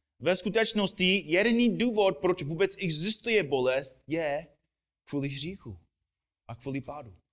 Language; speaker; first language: Czech; non-native, fluent; English